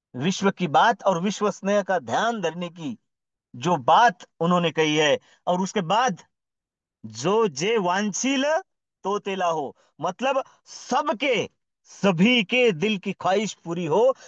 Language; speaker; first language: Hindi; non-native, local second language; Marathi